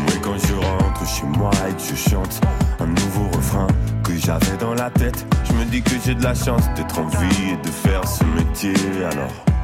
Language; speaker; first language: French; native; French